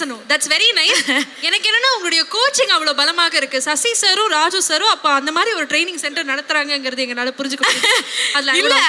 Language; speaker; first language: Tamil; native; Tamil